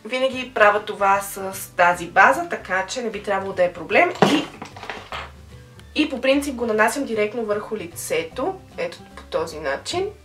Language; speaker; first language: Bulgarian; native; Bulgarian